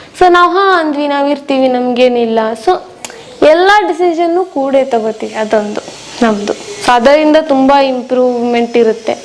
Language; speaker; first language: Kannada; non-native, local second language; Marwari